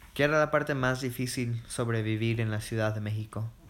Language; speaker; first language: Spanish; early bilingual, heritage; Spanish